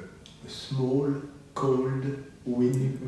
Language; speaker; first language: English; non-native, learner; French